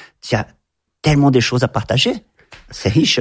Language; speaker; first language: French; non-native, fluent; Italian